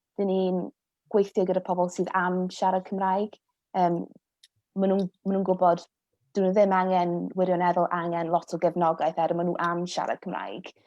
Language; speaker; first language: Welsh; non-native, local second language; English